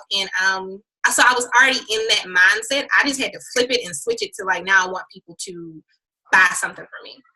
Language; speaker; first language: English; native; English